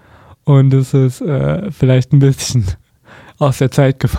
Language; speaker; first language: German; native; German